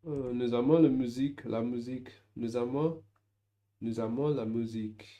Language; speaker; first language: French; non-native, learner; English